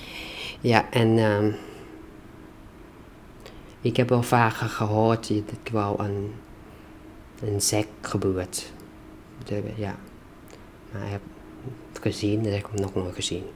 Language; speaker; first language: Dutch; non-native, learner; Thai